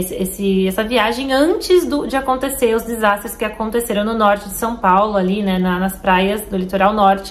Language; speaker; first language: Portuguese; native; Portuguese